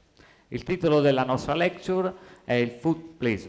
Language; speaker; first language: Italian; native; Italian